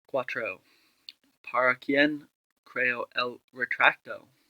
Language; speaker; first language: Spanish; non-native, learner; English